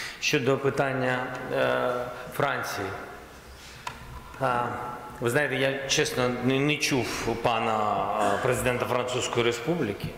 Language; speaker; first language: Ukrainian; non-native, local second language; Russian